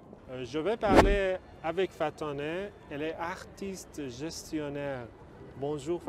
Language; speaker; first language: French; non-native, fluent; Persian